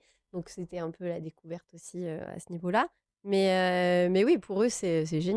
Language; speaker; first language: French; native; French